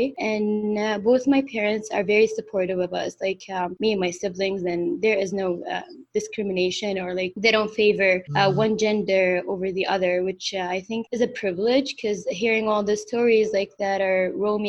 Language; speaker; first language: English; non-native, fluent; Arabic